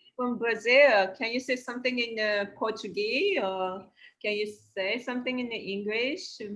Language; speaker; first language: English; non-native, learner; Japanese